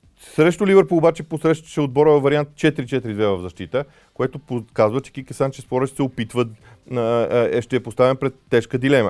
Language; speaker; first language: Bulgarian; native; Bulgarian